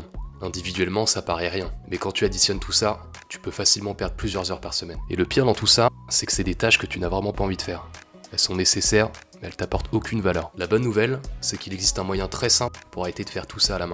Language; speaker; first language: French; native; French